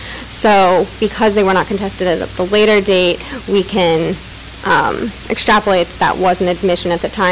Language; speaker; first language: English; native; English